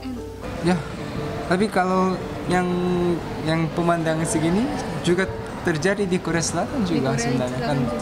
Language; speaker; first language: Indonesian; non-native, fluent; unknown